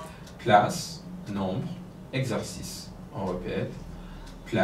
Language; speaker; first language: French; non-native, fluent; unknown